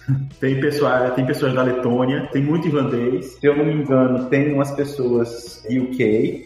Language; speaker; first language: Portuguese; native; Portuguese